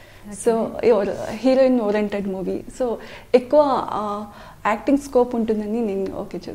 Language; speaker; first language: Telugu; non-native, learner; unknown